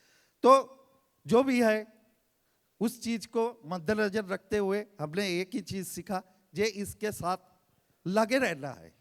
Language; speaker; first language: Hindi; native; Hindi